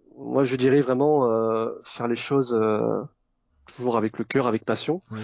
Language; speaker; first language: French; early bilingual, other home language; Vietnamese